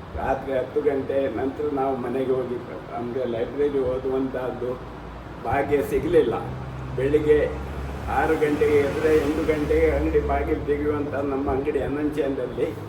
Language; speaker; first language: Kannada; non-native, local second language; Konkani